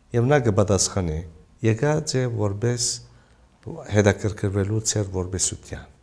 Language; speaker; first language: Armenian; early bilingual, heritage; Armenian